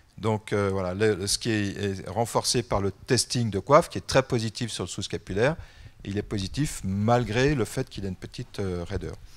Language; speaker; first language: French; native; French